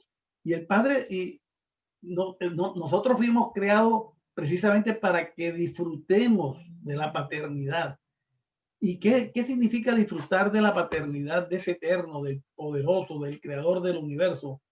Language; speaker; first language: Spanish; native; Spanish